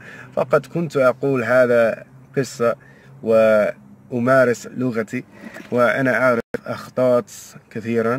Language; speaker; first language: Arabic; non-native, learner; English